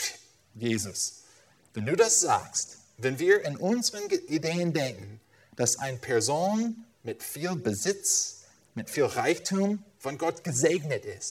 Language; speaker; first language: German; non-native, fluent; English